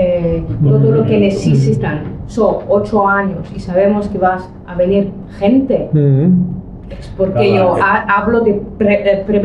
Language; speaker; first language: Spanish; non-native, learner; Greek